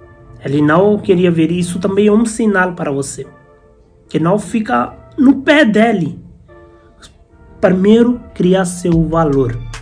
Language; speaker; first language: Portuguese; non-native, learner; Hindi